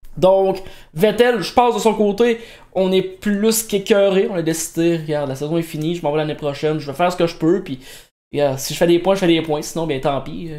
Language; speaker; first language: French; native; French